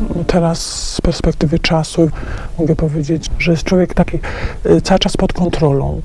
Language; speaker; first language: Polish; native; Polish